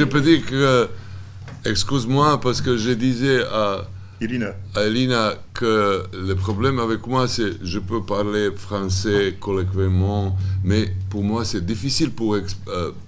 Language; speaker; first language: French; non-native, learner; Serbian